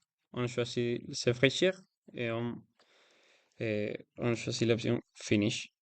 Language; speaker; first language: French; non-native, learner; Spanish